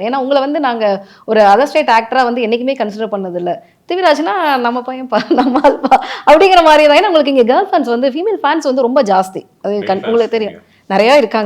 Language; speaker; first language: Tamil; native; Tamil